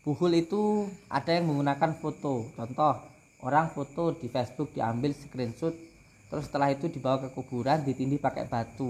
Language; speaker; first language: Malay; non-native, local second language; Javanese